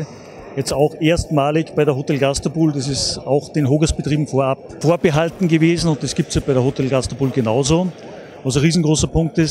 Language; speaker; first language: German; native; German